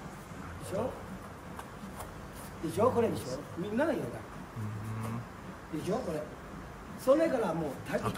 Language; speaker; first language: Japanese; non-native, learner; Thai